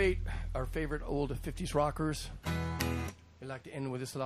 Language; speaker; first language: English; non-native, fluent; Japanese